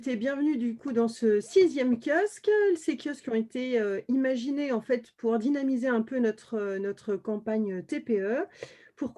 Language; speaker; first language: French; native; French